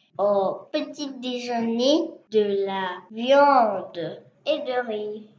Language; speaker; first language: French; non-native, learner; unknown